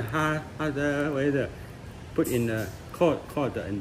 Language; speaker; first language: English; non-native, learner; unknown